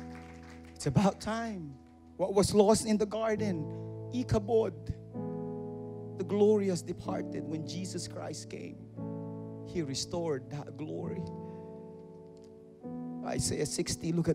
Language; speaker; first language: English; non-native, local second language; Filipino